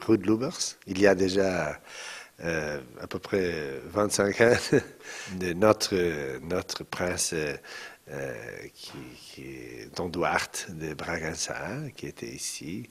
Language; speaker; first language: French; non-native, fluent; Portuguese